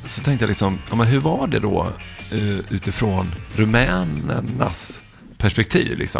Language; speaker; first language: Swedish; native; Swedish